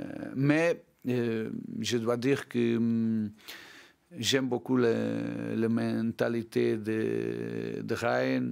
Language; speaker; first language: French; non-native, learner; Portuguese